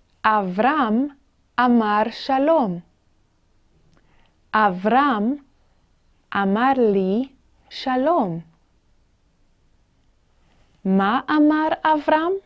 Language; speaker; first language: Hebrew; non-native, fluent; English